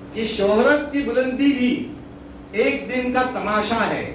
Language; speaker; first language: Hindi; non-native, local second language; Marathi